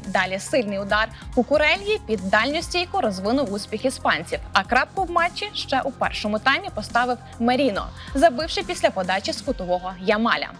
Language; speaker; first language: Ukrainian; native; Ukrainian